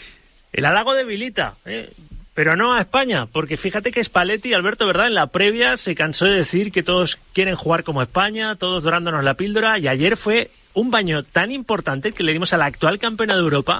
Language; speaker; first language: Spanish; native; Spanish